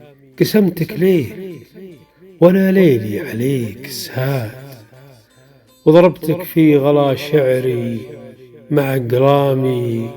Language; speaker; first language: Arabic; native; Arabic